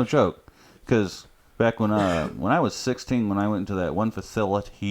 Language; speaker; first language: English; native; English